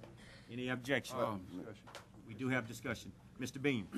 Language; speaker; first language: English; native; English